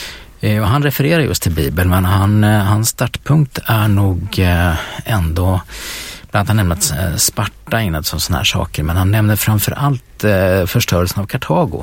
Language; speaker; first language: Swedish; native; Swedish